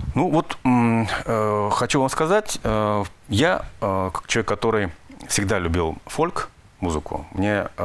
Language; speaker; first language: Russian; native; Russian